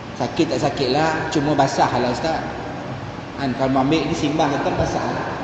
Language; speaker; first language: Malay; native; Malay